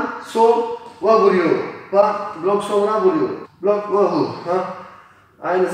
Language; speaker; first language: Turkish; non-native, learner; Polish